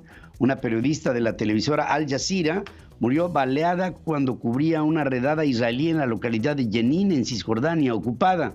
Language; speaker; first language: Spanish; native; Spanish